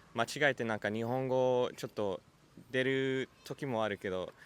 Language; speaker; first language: Japanese; early bilingual, heritage; Japanese